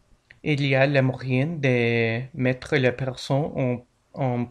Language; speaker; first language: French; non-native, learner; English